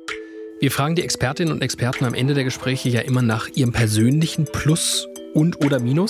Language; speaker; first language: German; native; German